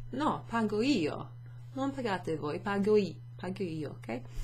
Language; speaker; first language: Italian; non-native, fluent; English